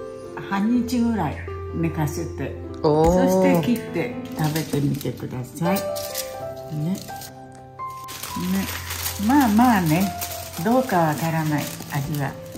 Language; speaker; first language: Japanese; early bilingual, heritage; Japanese